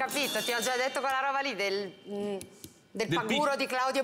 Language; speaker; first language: Italian; native; Italian